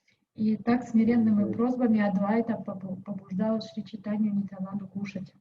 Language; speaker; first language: Russian; native; Russian